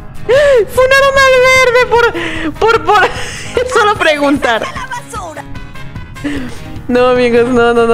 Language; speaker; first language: Spanish; native; Spanish